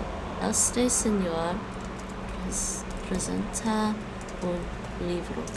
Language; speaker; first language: Spanish; non-native, learner; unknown